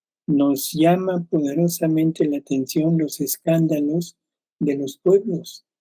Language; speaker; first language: Spanish; native; Spanish